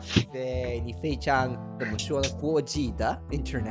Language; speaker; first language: Chinese; non-native, learner; Spanish